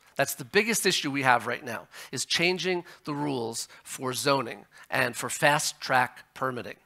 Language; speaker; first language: English; native; English